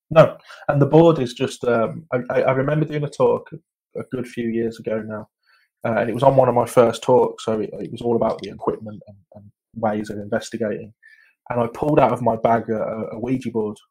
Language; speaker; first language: English; native; English